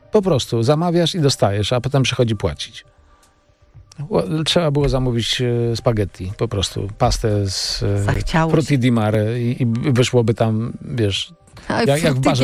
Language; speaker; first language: Polish; native; Polish